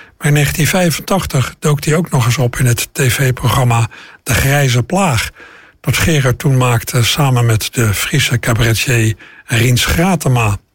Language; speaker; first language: Dutch; native; Dutch